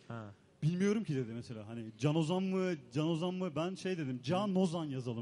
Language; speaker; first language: Turkish; native; Turkish